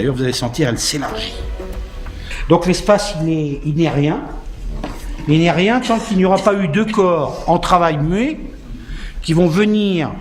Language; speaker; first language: French; native; French